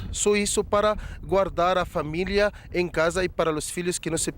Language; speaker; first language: Portuguese; non-native, fluent; Arabic